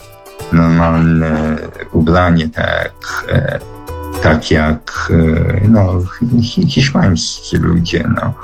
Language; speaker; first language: Polish; early bilingual, heritage; Polish